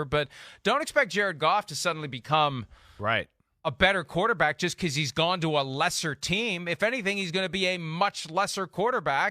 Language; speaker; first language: English; native; English